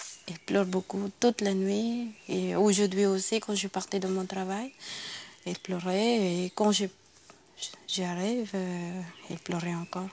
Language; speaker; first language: French; non-native, learner; Filipino